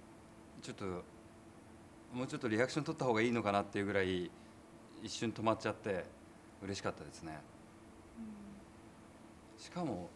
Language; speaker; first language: Japanese; native; Japanese